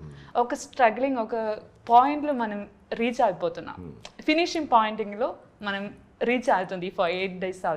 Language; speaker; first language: Telugu; non-native, learner; Malayalam